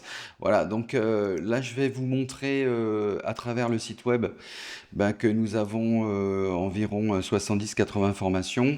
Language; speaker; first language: French; native; French